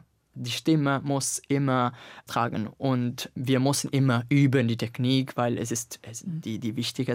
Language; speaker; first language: German; non-native, learner; Italian